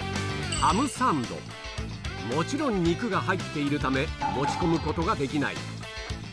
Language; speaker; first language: Japanese; native; Japanese